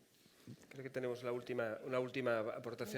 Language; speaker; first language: Spanish; native; Spanish